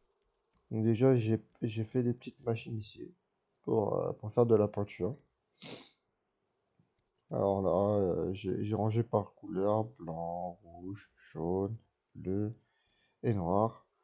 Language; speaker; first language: French; native; French